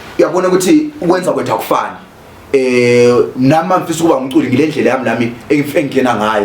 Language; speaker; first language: Zulu; native; Zulu